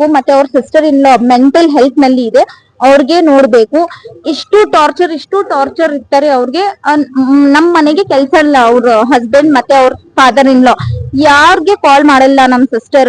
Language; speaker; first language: Kannada; non-native, local second language; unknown